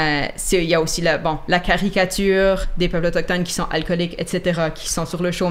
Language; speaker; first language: French; native; French